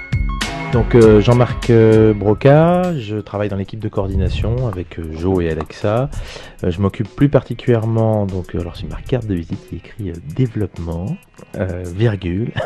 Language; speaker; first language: French; native; French